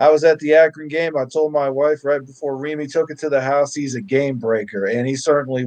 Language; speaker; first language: English; native; English